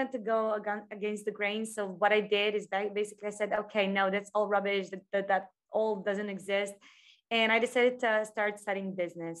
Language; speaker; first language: English; non-native, fluent; Croatian